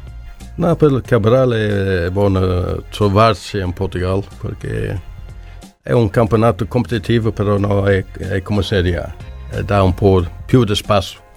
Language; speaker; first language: Italian; non-native, learner; Swedish